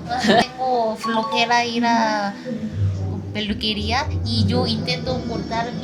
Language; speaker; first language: Spanish; non-native, fluent; Korean